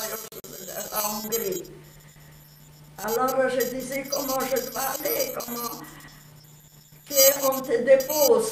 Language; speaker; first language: French; non-native, fluent; Hungarian